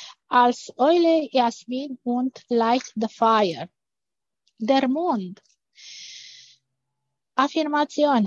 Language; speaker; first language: German; non-native, fluent; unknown